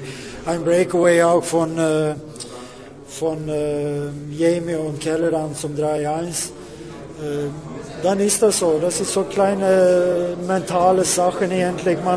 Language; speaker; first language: German; non-native, learner; Swedish